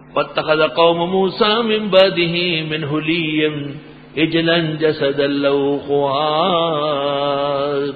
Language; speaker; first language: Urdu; non-native, local second language; Pashto